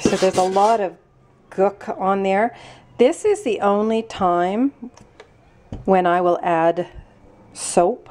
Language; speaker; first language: English; native; English